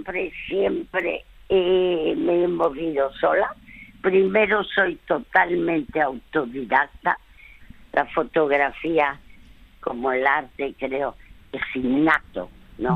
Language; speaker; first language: Spanish; non-native, fluent; French